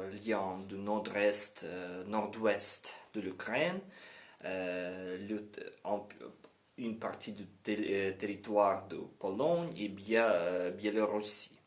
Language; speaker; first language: French; non-native, learner; Ukrainian